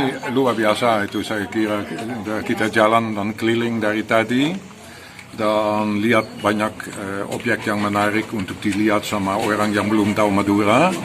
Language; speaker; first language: Indonesian; non-native, fluent; Dutch